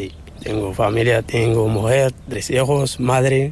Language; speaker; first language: Spanish; non-native, learner; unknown